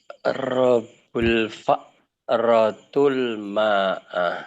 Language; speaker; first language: Arabic; non-native, learner; Indonesian